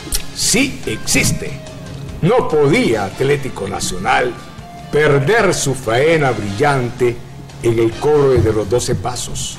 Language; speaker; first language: Spanish; native; Spanish